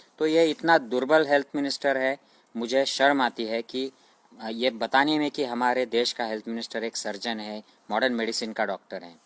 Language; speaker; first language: Hindi; non-native, local second language; Marathi